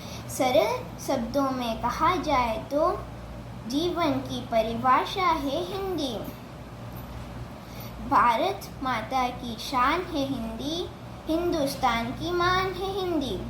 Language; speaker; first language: Hindi; non-native, local second language; Odia